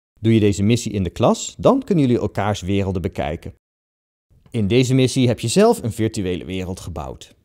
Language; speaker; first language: Dutch; native; Dutch